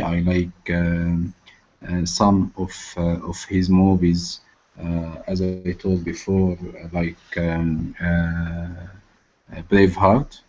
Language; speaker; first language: English; non-native, learner; Arabic